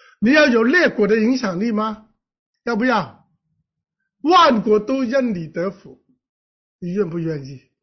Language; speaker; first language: Chinese; non-native, local second language; Cantonese